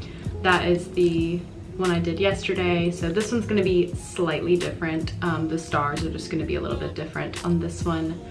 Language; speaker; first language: English; native; English